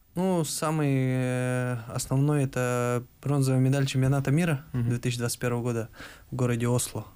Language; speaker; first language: Russian; native; Russian